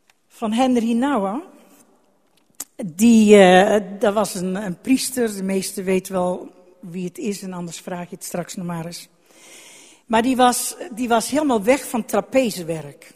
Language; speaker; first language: Dutch; native; Dutch